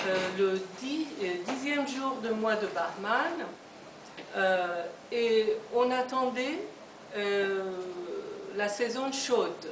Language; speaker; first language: French; non-native, fluent; Persian